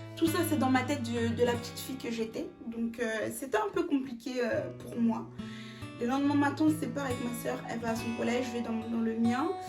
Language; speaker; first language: French; early bilingual, other home language; Lingala